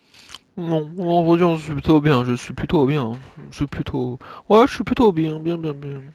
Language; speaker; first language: French; native; French